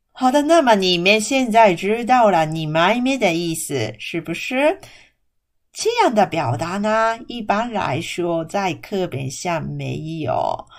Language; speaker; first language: Chinese; non-native, fluent; Japanese